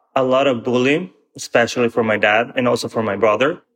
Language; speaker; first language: English; non-native, fluent; Spanish